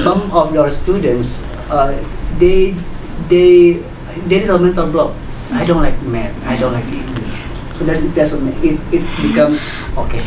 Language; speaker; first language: English; non-native, learner; Indonesian